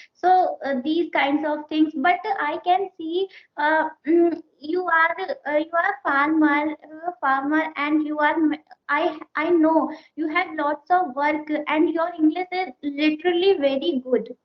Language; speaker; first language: English; non-native, learner; Hindi